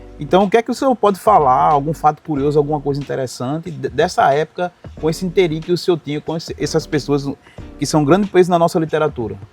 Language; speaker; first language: Portuguese; native; Portuguese